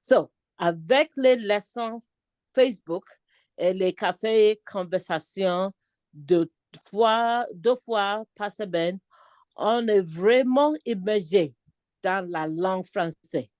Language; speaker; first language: French; non-native, learner; Akan